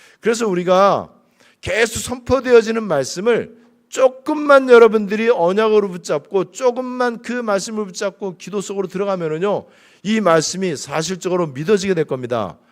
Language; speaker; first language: Korean; native; Korean